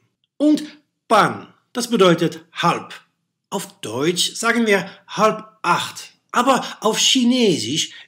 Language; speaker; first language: German; non-native, fluent; Dutch